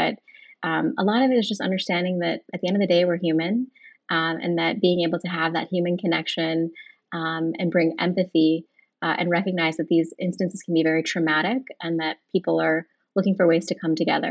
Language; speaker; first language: English; native; English